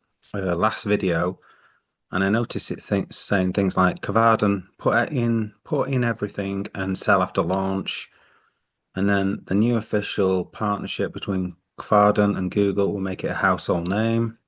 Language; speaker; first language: English; native; English